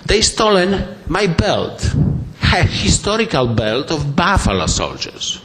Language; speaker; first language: English; non-native, fluent; Polish